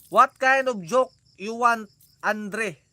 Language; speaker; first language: English; non-native, learner; Cebuano